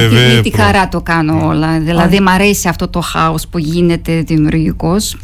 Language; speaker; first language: Greek; non-native, fluent; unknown